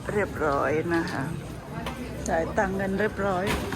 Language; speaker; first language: Thai; native; Thai